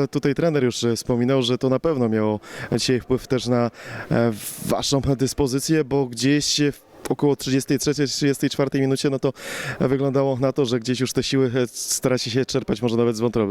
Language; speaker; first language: Polish; native; Polish